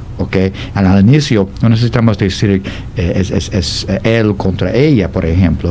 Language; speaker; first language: Spanish; non-native, fluent; English